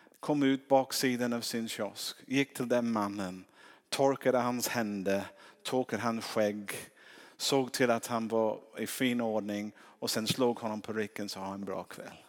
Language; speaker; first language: Swedish; non-native, fluent; English